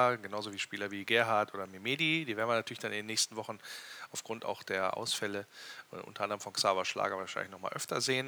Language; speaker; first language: German; native; German